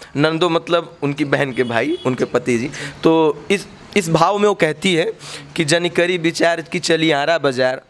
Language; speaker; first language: Hindi; native; Hindi